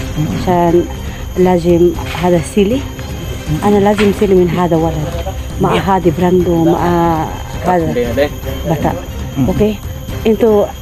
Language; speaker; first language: Arabic; non-native, learner; Filipino